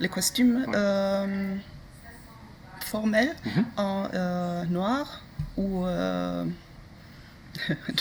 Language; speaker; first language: French; non-native, learner; German